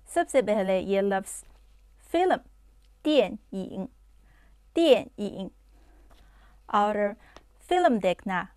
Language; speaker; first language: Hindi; non-native, fluent; Chinese